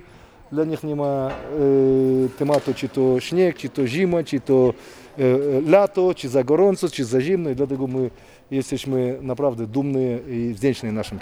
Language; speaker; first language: Polish; non-native, fluent; Russian